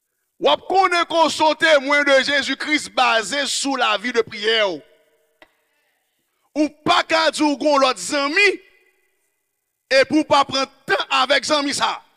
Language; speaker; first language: French; non-native, local second language; Haitian Creole